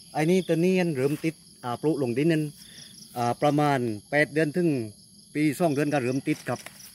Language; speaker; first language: Thai; native; Thai